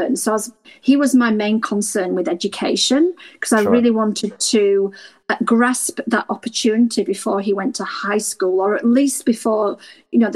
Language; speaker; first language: English; native; English